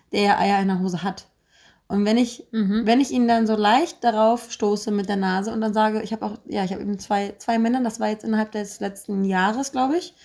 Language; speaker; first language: German; native; German